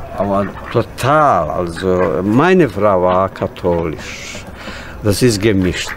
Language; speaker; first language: German; non-native, fluent; Bosnian